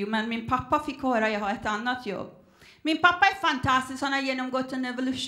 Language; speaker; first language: Swedish; non-native, fluent; Persian